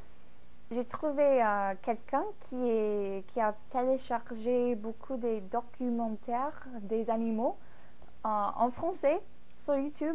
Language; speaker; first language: French; non-native, fluent; English